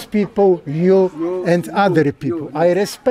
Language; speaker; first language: English; non-native, learner; Polish